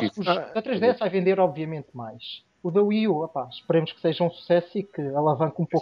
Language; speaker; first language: Portuguese; native; Portuguese